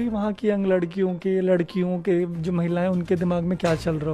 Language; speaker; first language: Hindi; native; Hindi